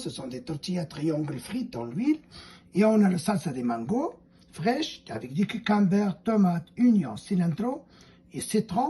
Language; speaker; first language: French; non-native, fluent; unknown